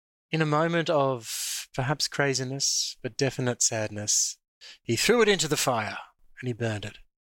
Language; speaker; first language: English; native; English